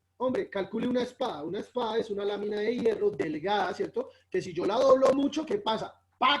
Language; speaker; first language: Spanish; native; Spanish